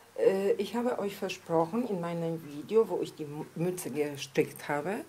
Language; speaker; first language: German; non-native, fluent; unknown